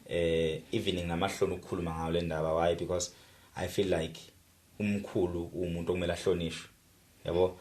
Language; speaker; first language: Zulu; native; Zulu